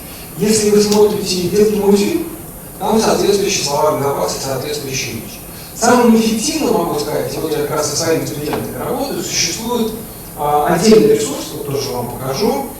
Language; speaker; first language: Russian; native; Russian